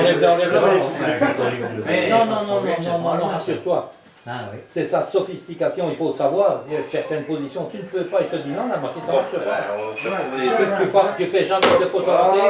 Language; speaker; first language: French; native; French